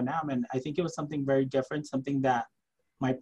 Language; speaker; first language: English; early bilingual, other home language; Spanish